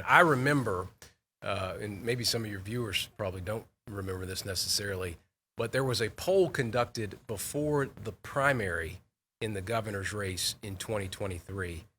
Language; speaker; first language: English; native; English